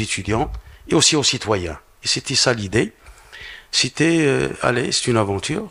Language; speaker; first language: French; non-native, local second language; Arabic